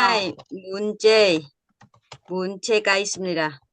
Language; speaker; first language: Korean; non-native, learner; Vietnamese